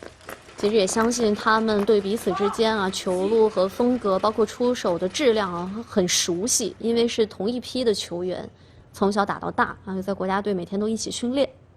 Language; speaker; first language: Chinese; native; Chinese